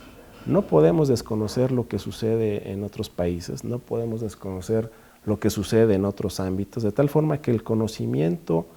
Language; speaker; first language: Spanish; native; Spanish